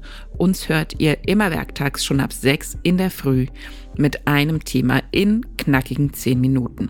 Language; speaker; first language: German; native; German